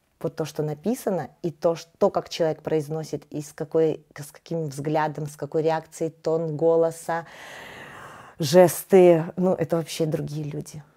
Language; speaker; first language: Russian; native; Russian